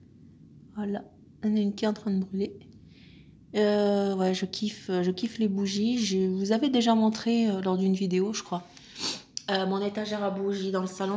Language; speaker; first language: French; native; French